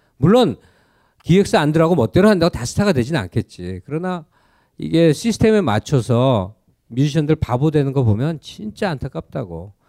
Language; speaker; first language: Korean; native; Korean